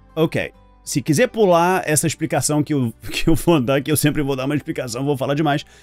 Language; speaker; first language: Portuguese; non-native, fluent; English